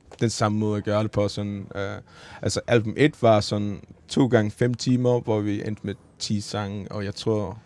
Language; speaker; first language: Danish; non-native, local second language; Faroese